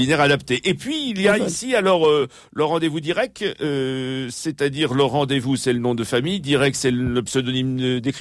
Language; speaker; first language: French; native; French